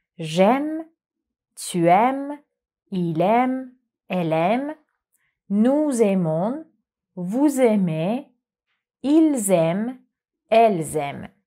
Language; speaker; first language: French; non-native, fluent; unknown